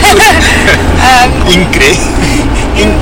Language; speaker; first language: Icelandic; native; Icelandic